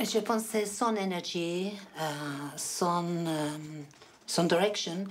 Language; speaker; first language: French; non-native, learner; English